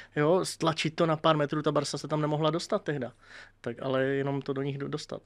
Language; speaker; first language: Czech; native; Czech